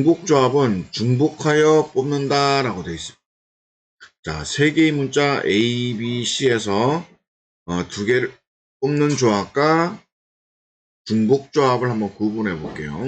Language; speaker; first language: Korean; native; Korean